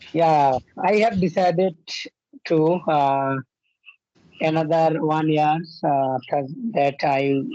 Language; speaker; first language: English; non-native, learner; Bangla